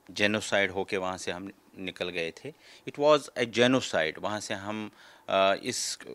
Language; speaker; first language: Hindi; non-native, local second language; Kashmiri